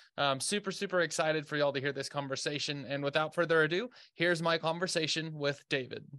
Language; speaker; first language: English; native; English